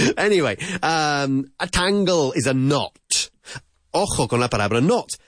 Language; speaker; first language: Spanish; non-native, fluent; English